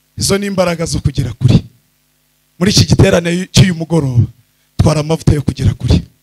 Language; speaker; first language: Kinyarwanda; early bilingual, heritage; Kinyarwanda